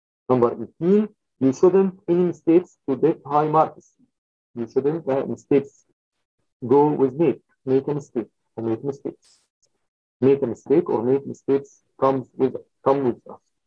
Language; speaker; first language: English; non-native, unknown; Arabic